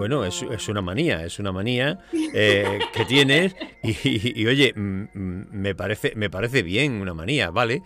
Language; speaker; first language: Spanish; native; Spanish